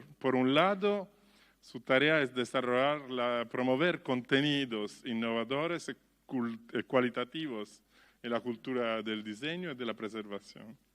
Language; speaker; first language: Spanish; non-native, learner; Italian